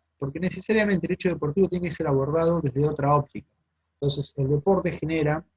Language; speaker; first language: Spanish; native; Spanish